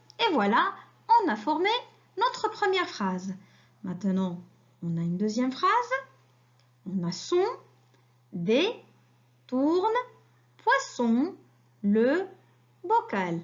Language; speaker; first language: French; non-native, local second language; Arabic